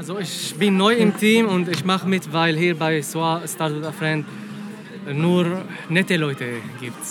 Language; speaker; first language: German; non-native, learner; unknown